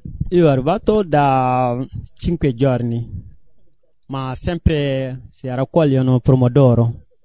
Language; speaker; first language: Italian; non-native, learner; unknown